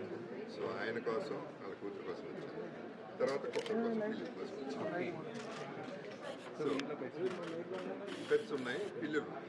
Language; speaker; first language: Telugu; native; Telugu